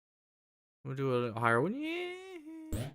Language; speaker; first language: English; native; English